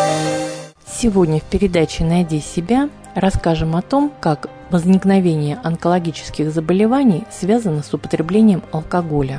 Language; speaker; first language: Russian; native; Russian